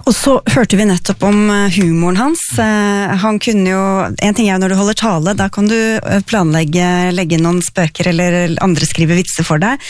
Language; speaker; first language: Norwegian; native; Norwegian